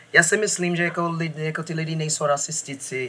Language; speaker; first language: Czech; non-native, fluent; English